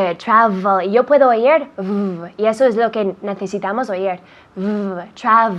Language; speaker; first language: Spanish; non-native, fluent; English